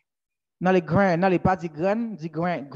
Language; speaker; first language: English; non-native, fluent; Haitian Creole